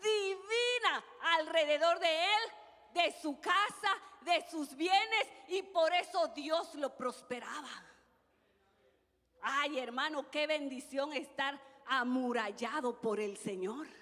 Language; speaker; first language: Spanish; native; Spanish